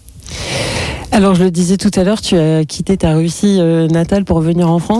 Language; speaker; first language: French; native; French